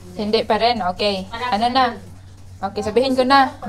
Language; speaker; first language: Filipino; non-native, local second language; Cebuano